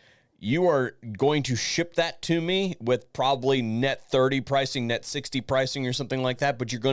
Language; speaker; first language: English; native; English